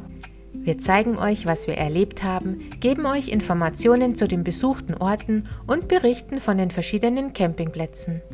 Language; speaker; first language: German; native; German